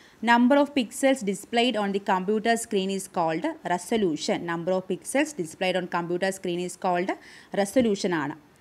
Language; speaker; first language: English; non-native, local second language; Malayalam